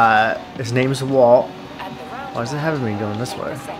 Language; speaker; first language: English; native; English